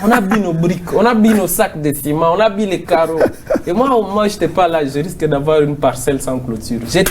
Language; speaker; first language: French; non-native, local second language; Swahili